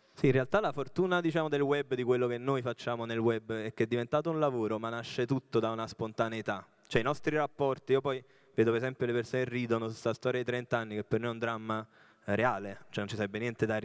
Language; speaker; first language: Italian; native; Italian